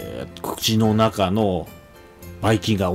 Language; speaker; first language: Japanese; native; Japanese